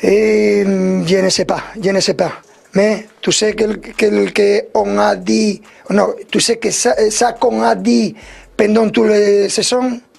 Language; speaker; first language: French; non-native, learner; Spanish